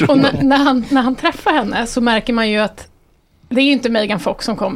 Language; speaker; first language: Swedish; native; Swedish